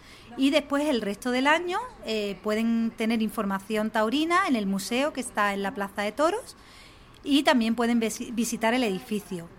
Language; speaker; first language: Spanish; native; Spanish